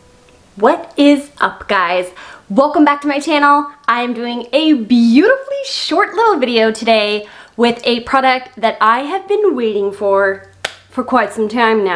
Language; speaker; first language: English; native; English